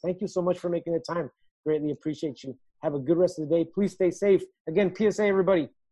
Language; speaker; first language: English; early bilingual, other home language; Spanish